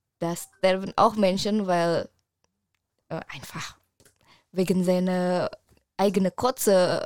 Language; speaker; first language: German; non-native, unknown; Indonesian